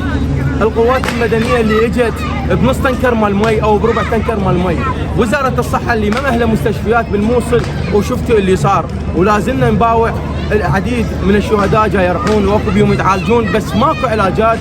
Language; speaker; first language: Arabic; native; Arabic